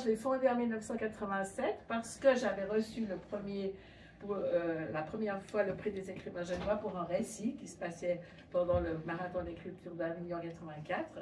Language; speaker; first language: French; native; French